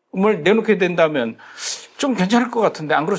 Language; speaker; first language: Korean; native; Korean